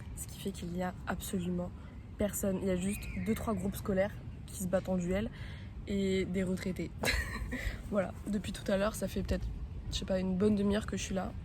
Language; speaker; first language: French; native; French